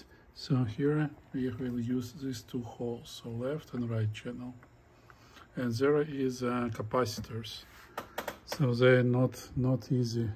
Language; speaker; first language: English; non-native, fluent; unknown